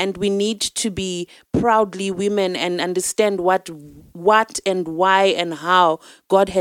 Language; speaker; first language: English; non-native, local second language; Shona